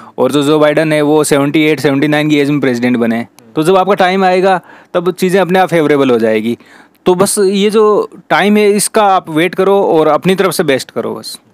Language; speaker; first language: Hindi; native; Hindi